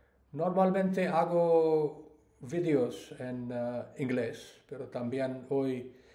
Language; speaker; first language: Spanish; non-native, learner; English